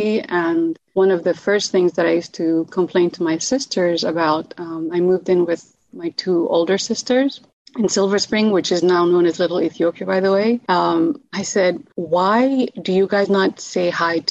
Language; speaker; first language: English; non-native, fluent; Arabic